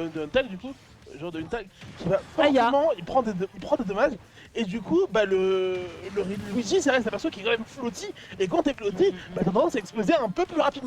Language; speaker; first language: French; native; French